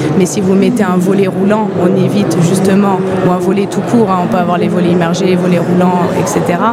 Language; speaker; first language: French; non-native, fluent; English